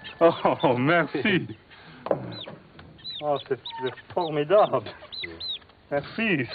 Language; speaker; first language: French; non-native, fluent; English